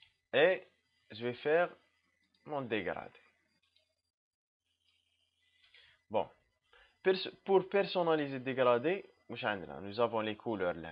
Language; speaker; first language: French; non-native, local second language; Arabic